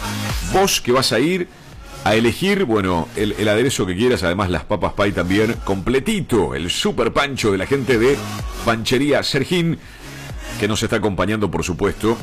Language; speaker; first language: Spanish; native; Spanish